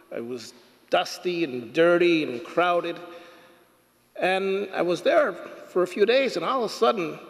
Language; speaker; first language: English; native; English